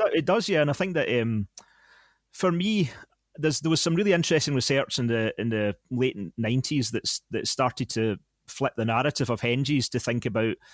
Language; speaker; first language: English; native; English